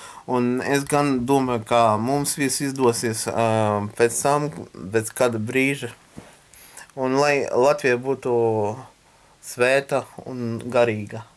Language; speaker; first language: Latvian; non-native, local second language; Russian